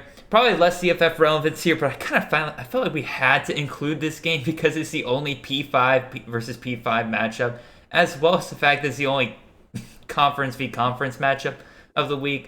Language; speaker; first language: English; native; English